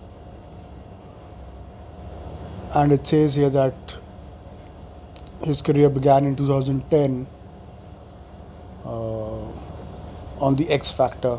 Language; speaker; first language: English; non-native, local second language; Hindi